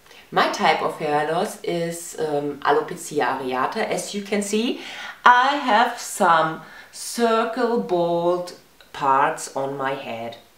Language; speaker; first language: English; non-native, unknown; German